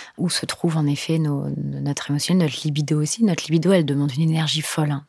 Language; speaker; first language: French; native; French